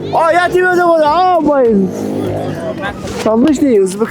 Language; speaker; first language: Russian; non-native, learner; Uzbek